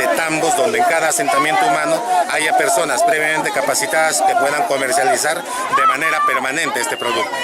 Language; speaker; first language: Spanish; native; Spanish